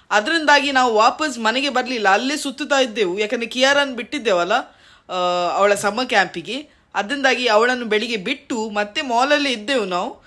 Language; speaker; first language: Kannada; native; Kannada